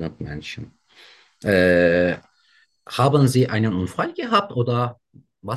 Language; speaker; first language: German; non-native, learner; Turkish